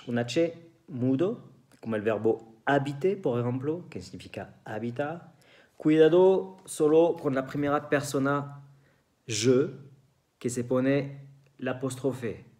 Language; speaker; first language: Spanish; non-native, fluent; French